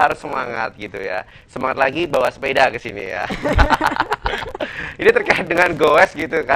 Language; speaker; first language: Indonesian; native; Indonesian